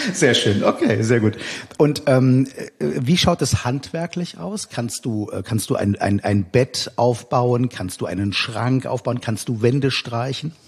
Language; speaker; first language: German; native; German